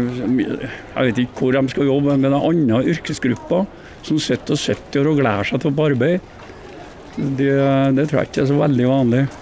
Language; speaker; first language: Norwegian; native; Norwegian